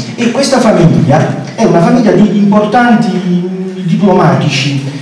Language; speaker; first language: Italian; native; Italian